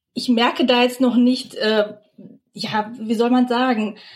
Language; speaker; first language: German; early bilingual, other home language; Russian